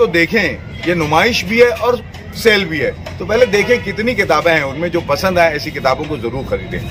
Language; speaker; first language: Hindi; native; Hindi